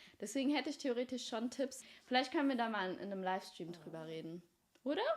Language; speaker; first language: German; early bilingual, other home language; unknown